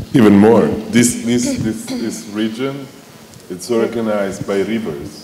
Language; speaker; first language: English; non-native, fluent; Italian